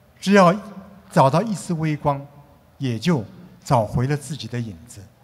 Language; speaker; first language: Chinese; native; Chinese